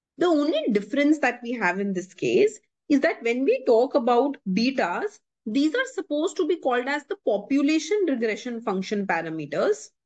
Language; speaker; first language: English; non-native, local second language; Hindi